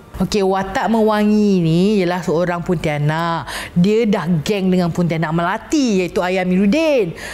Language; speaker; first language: Malay; native; Malay